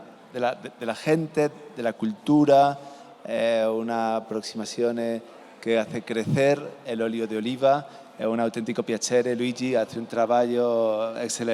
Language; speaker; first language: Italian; non-native, learner; Spanish